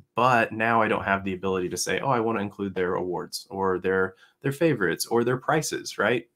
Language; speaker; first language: English; native; English